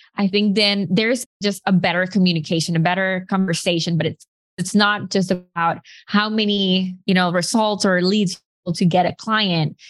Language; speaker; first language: English; non-native, fluent; Spanish